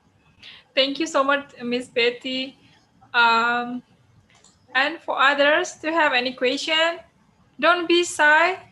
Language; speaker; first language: English; non-native, fluent; Indonesian